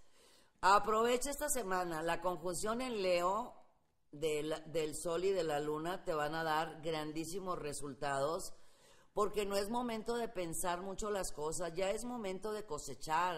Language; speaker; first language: Spanish; native; Spanish